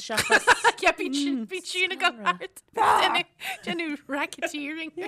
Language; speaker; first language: Irish; native; Irish